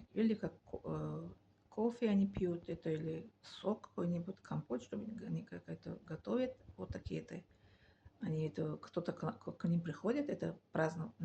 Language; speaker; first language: Russian; non-native, learner; Tajik